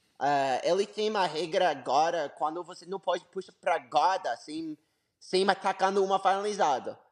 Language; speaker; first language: Portuguese; non-native, learner; English